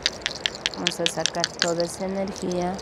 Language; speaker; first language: Spanish; native; Spanish